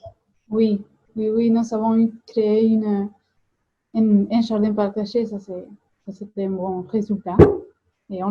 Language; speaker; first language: French; non-native, fluent; Spanish